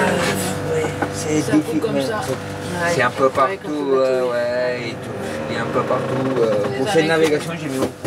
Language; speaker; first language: French; non-native, fluent; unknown